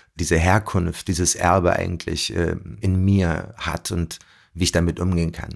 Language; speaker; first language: German; early bilingual, other home language; Arabic